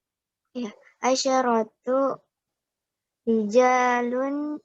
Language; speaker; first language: Arabic; non-native, learner; Indonesian